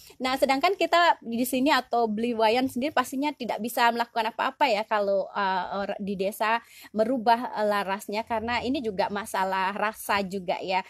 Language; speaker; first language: Indonesian; native; Indonesian